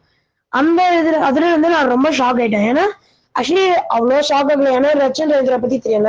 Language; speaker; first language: Tamil; native; Tamil